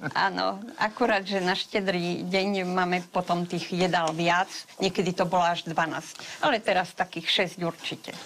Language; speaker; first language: Slovak; non-native, local second language; Rusyn